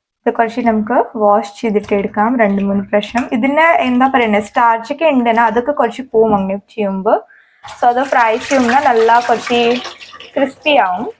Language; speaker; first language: Malayalam; non-native, learner; Hindi